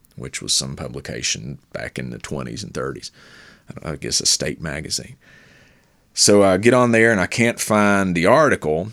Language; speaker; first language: English; native; English